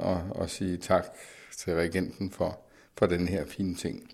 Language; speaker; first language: Danish; native; Danish